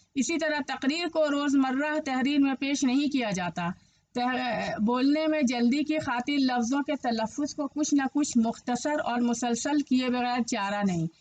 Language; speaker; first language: Urdu; native; Urdu